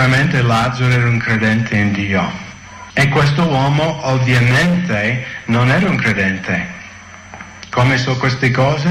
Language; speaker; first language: Italian; non-native, fluent; English